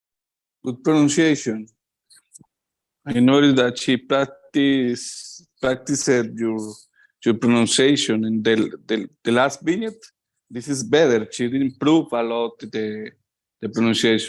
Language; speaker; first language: English; non-native, learner; Spanish